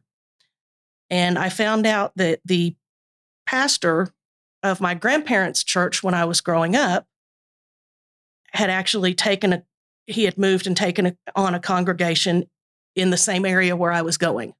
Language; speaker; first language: English; native; English